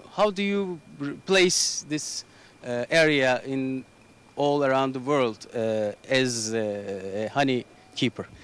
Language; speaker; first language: English; non-native, learner; Turkish